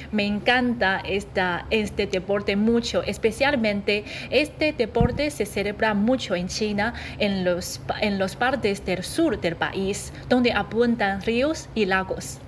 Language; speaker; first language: Spanish; non-native, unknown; Chinese